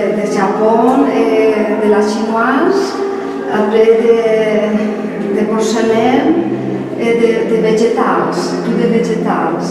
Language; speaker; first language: French; non-native, learner; Spanish